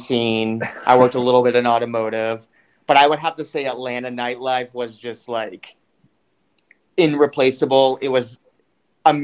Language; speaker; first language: English; native; English